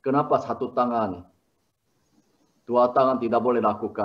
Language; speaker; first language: Indonesian; non-native, learner; Korean